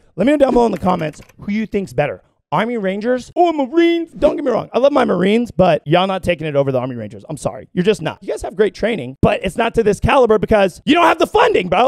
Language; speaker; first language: English; native; English